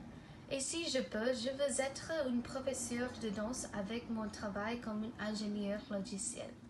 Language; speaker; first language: French; non-native, learner; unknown